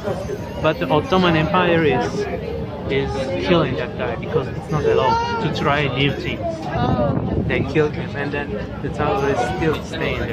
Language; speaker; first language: English; non-native, fluent; Turkish